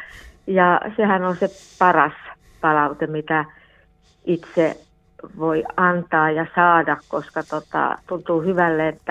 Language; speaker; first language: Finnish; native; Finnish